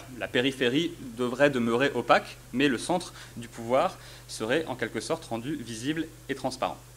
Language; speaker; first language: French; native; French